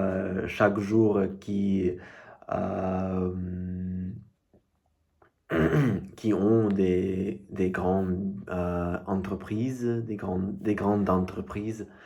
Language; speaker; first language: French; non-native, fluent; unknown